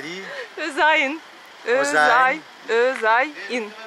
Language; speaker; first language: Russian; native; Russian